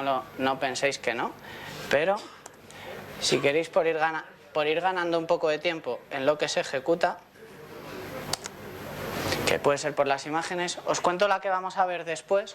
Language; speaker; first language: Spanish; native; Spanish